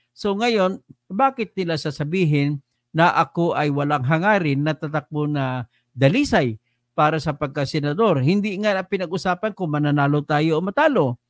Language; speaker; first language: Filipino; non-native, local second language; Hiligaynon